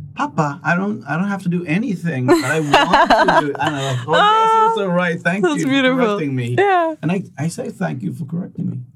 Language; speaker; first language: English; non-native, fluent; Swedish